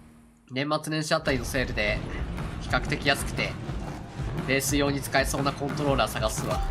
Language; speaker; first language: Japanese; native; Japanese